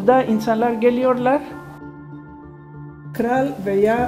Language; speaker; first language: Turkish; non-native, learner; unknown